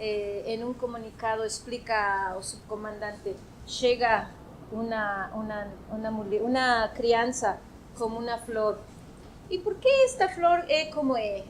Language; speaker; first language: Portuguese; non-native, fluent; Spanish